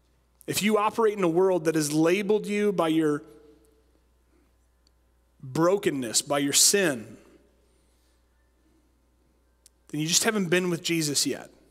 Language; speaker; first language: English; native; English